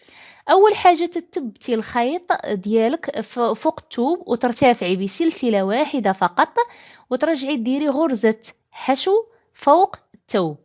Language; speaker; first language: Arabic; native; Arabic